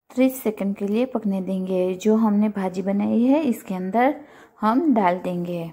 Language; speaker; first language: Hindi; non-native, local second language; Gujarati